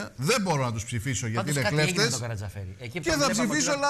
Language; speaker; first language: Greek; native; Greek